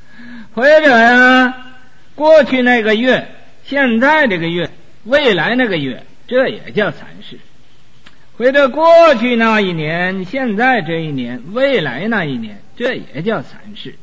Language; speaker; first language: Chinese; native; Chinese